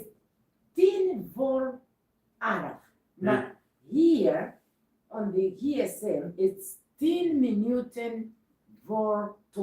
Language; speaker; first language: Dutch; non-native, learner; Kikuyu